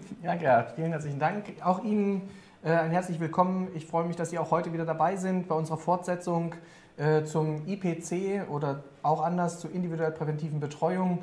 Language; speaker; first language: German; native; German